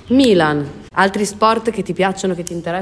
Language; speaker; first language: Italian; native; Italian